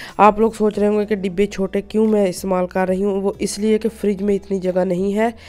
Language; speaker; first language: Urdu; non-native, local second language; Punjabi